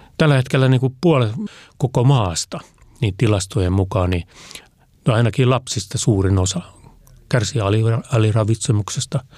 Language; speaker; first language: Finnish; native; Finnish